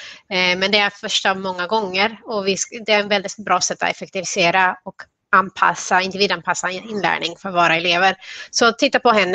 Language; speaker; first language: Swedish; non-native, fluent; Spanish